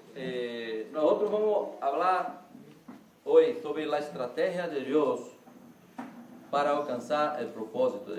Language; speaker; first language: Spanish; non-native, learner; Portuguese